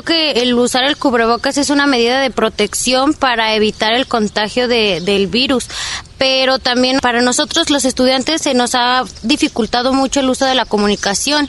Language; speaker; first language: Spanish; native; Spanish